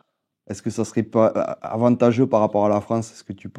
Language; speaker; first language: French; native; French